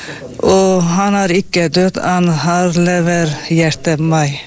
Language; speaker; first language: Norwegian; non-native, learner; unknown